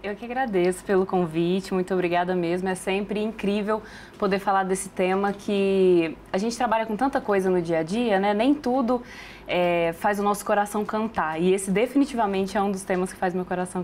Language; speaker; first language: Portuguese; native; Portuguese